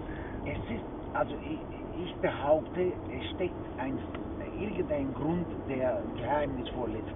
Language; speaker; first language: German; non-native, learner; Greek